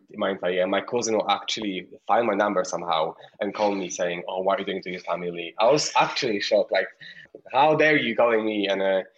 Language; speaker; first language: English; non-native, fluent; Polish